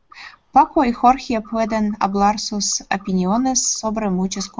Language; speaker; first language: Spanish; non-native, learner; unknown